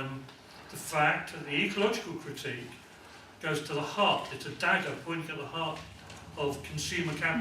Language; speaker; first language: English; native; English